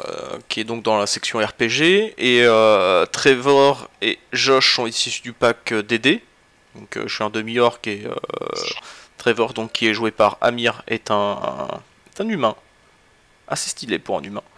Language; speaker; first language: French; native; French